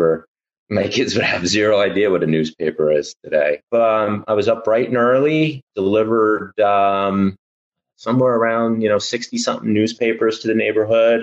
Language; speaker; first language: English; native; English